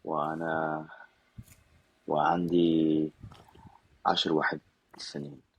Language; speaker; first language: Arabic; non-native, learner; Spanish